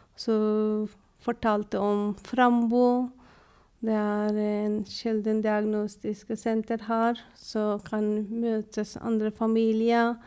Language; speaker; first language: Norwegian; non-native, fluent; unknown